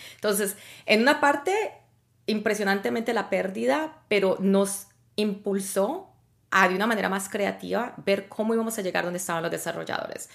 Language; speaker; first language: Spanish; native; Spanish